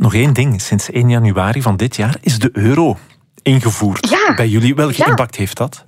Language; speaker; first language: Dutch; native; Dutch